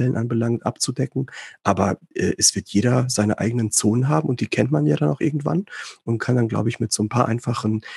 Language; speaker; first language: German; early bilingual, other home language; Greek